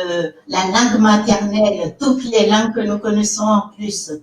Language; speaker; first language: French; non-native, local second language; Fon